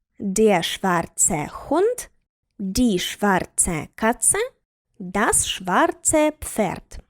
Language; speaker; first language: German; non-native, fluent; Ukrainian